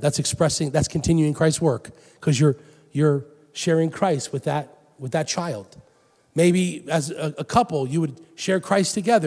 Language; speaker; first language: English; native; English